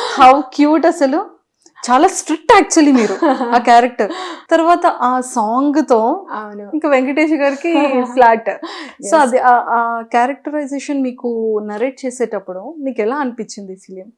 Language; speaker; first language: Telugu; native; Telugu